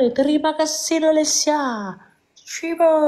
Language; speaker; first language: Indonesian; non-native, learner; Vietnamese